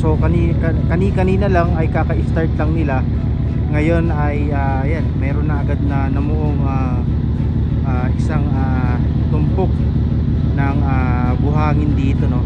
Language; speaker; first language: Filipino; native; Filipino